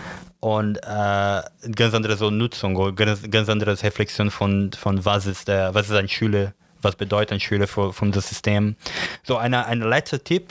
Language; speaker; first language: German; non-native, learner; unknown